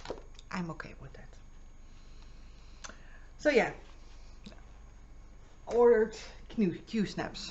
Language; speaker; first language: English; non-native, fluent; Dutch